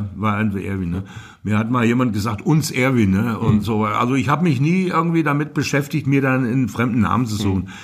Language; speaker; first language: German; native; German